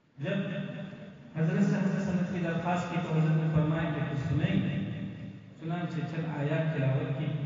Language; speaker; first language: Urdu; non-native, local second language; Gujarati